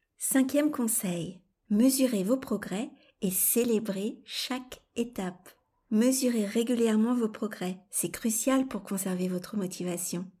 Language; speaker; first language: French; native; French